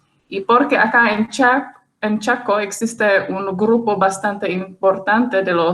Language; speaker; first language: Spanish; non-native, fluent; Czech